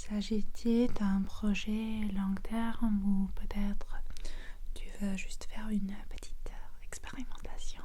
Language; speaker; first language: French; non-native, fluent; English